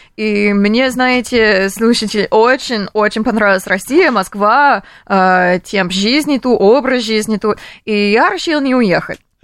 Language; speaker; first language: Russian; early bilingual, heritage; English